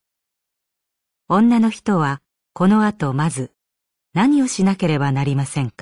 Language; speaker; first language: Japanese; native; Japanese